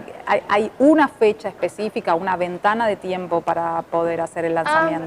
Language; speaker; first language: Spanish; native; Spanish